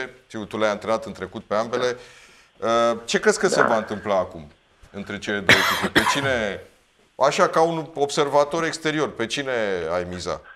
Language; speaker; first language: Romanian; native; Romanian